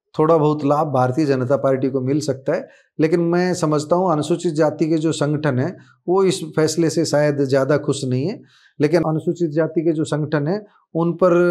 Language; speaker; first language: Hindi; native; Hindi